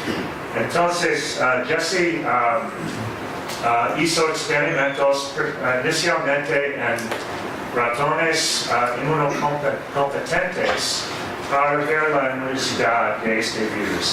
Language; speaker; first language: Spanish; non-native, fluent; English